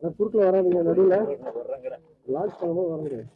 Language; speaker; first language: Tamil; native; Tamil